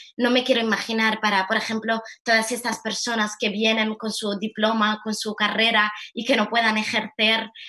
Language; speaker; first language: Spanish; early bilingual, heritage; Arabic